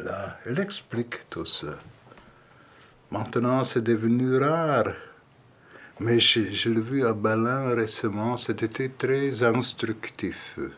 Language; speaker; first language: French; non-native, fluent; German